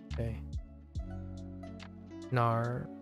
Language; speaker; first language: Chinese; non-native, learner; English